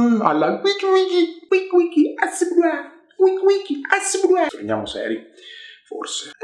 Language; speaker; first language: Italian; native; Italian